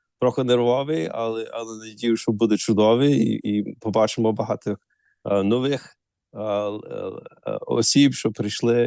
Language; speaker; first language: Ukrainian; early bilingual, heritage; Ukrainian